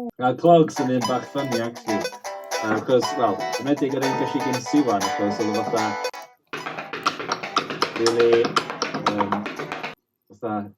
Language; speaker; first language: Welsh; native; Welsh